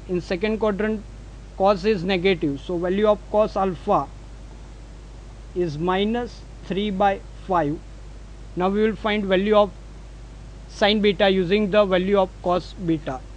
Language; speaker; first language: English; non-native, local second language; Gujarati